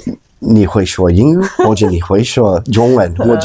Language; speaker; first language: Chinese; non-native, learner; English